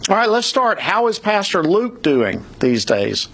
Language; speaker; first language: English; native; English